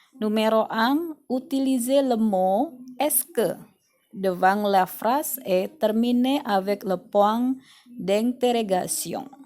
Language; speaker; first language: French; non-native, fluent; Indonesian